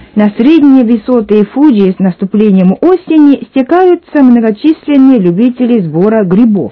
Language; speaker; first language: Russian; non-native, fluent; Japanese